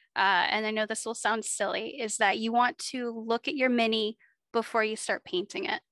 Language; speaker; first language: English; native; English